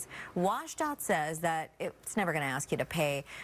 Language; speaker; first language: English; native; English